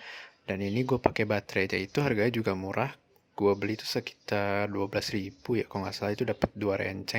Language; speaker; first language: Indonesian; native; Indonesian